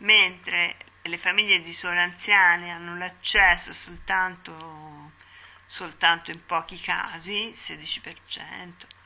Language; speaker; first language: Italian; native; Italian